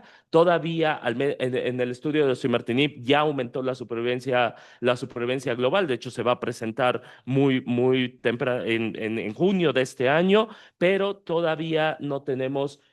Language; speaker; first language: Spanish; native; Spanish